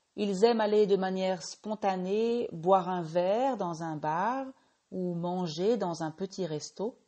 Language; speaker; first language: French; native; French